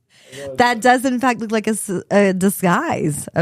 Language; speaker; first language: English; native; English